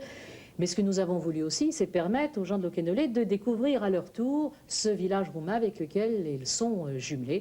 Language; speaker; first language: French; native; French